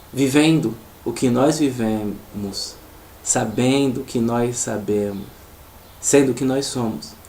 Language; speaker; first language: Portuguese; native; Portuguese